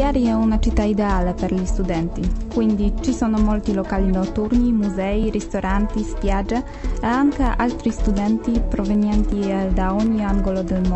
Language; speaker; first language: Italian; non-native, fluent; Polish